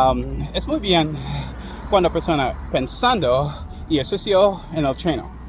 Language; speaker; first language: Spanish; non-native, learner; English